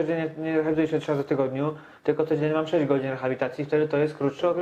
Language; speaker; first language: Polish; native; Polish